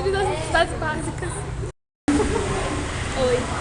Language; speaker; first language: Portuguese; native; Portuguese